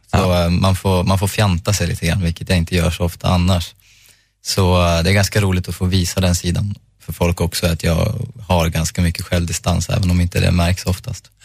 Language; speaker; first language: Swedish; native; Swedish